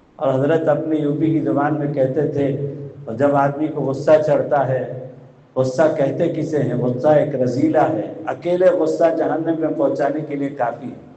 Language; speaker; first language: Urdu; native; Urdu